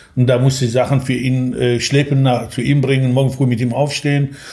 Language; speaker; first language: German; non-native, fluent; Persian